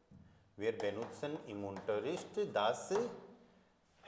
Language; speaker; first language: German; non-native, fluent; Hindi